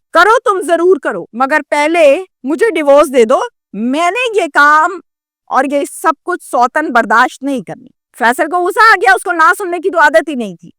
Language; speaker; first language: Urdu; native; Urdu